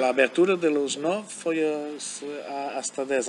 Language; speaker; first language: Portuguese; non-native, fluent; German